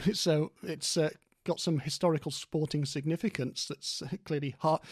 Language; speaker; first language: English; native; English